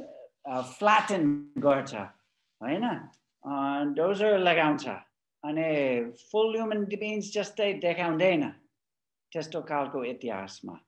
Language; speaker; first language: Nepali; non-native, fluent; English